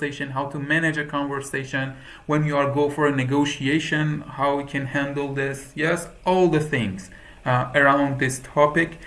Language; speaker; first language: English; non-native, fluent; Persian